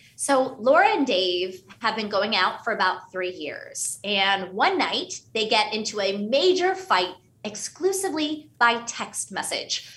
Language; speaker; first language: English; early bilingual, other home language; Hindi